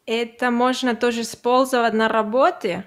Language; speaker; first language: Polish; non-native, learner; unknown